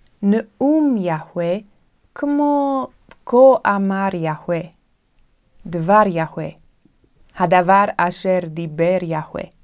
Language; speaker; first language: Hebrew; non-native, fluent; English